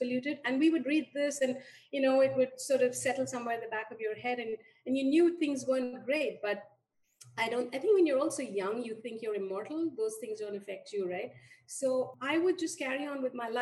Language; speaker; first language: English; non-native, local second language; Hindi